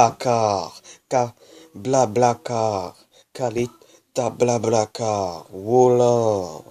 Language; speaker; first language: French; native; French